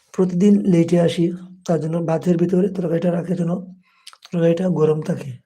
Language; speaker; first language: Bangla; native; Bangla